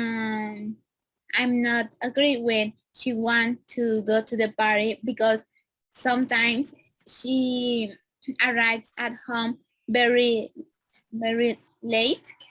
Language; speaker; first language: English; non-native, learner; Spanish